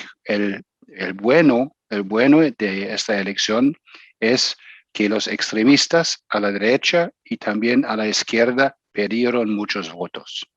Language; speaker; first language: Spanish; non-native, fluent; German